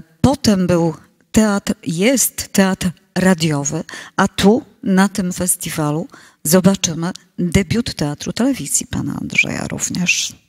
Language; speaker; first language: Polish; native; Polish